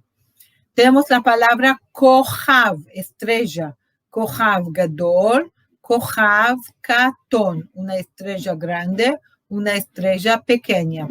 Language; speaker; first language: Spanish; non-native, fluent; Portuguese